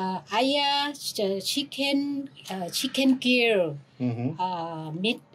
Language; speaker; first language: German; non-native, learner; Thai